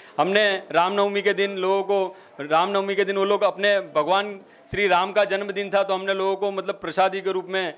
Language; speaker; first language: Hindi; native; Hindi